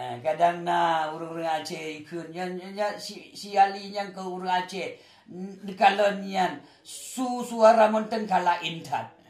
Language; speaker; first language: Indonesian; non-native, local second language; Achinese